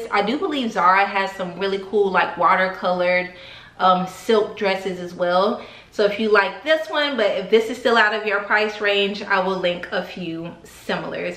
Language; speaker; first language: English; native; English